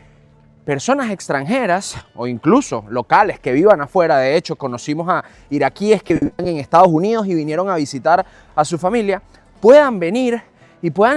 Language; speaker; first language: Spanish; native; Spanish